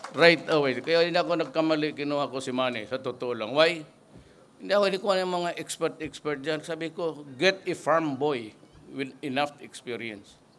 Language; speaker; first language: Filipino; non-native, local second language; Cebuano